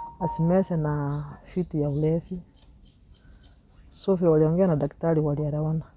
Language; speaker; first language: Swahili; non-native, local second language; Gusii